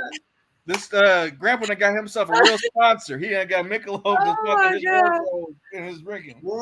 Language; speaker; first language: English; native; English